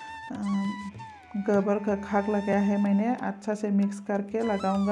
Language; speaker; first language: Hindi; non-native, learner; Bodo